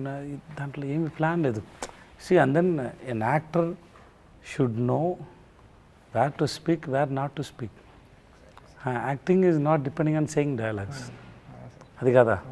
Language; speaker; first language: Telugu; non-native, learner; Tamil